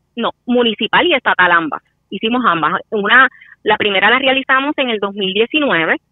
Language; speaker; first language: Spanish; native; Spanish